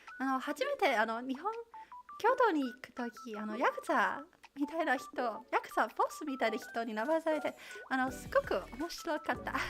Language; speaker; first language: Japanese; non-native, learner; Chinese